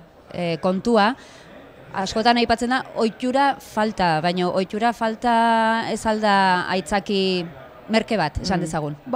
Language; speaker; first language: Basque; native; Basque